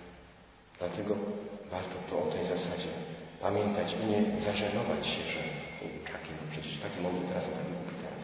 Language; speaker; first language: Polish; native; Polish